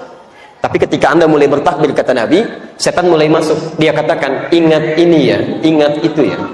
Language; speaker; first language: Indonesian; native; Indonesian